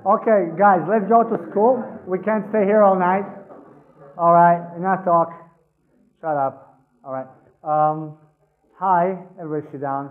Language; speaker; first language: English; non-native, fluent; Slovenian